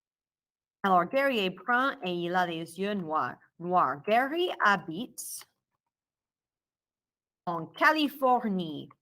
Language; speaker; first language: French; non-native, fluent; English